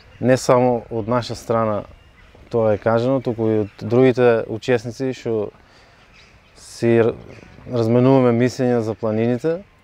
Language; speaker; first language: Macedonian; native; Macedonian